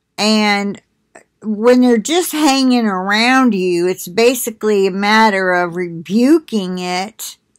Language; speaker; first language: English; native; English